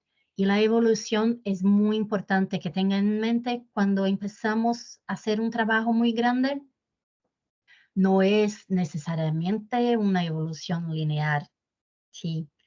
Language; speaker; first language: Spanish; non-native, fluent; Portuguese